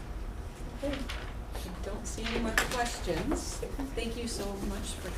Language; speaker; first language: English; native; English